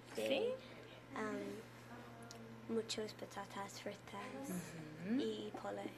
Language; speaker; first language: Spanish; non-native, learner; English